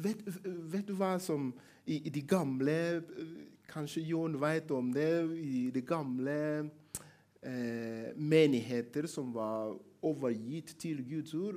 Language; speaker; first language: Swedish; non-native, learner; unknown